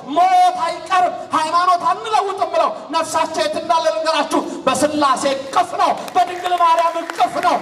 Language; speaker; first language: Amharic; native; Amharic